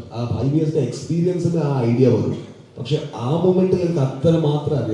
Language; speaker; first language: Malayalam; non-native, learner; Kannada